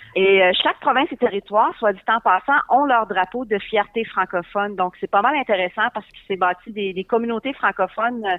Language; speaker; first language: French; native; French